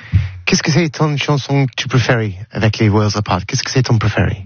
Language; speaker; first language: French; non-native, learner; English